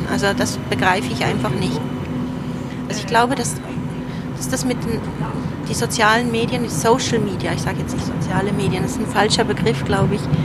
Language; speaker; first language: German; early bilingual, other home language; Turoyo